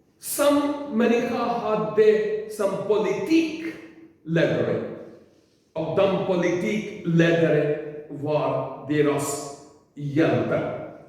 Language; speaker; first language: Swedish; non-native, learner; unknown